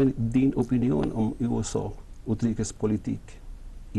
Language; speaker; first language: Swedish; non-native, fluent; Spanish